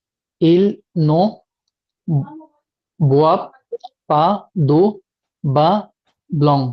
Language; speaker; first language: French; non-native, learner; Bangla